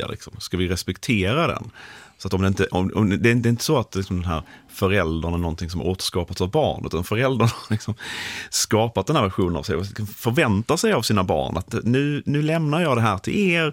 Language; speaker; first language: Swedish; native; Swedish